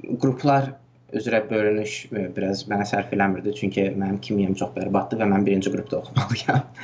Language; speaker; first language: Azerbaijani; native; Azerbaijani